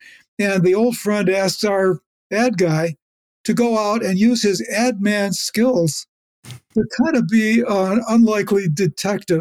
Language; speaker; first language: English; native; English